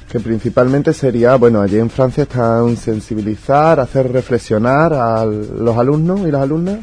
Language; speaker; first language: Spanish; native; Spanish